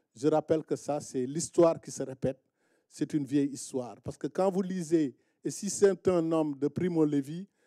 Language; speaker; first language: French; non-native, local second language; Wolof